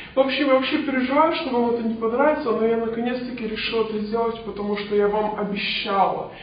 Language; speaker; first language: Russian; early bilingual, other home language; Romanian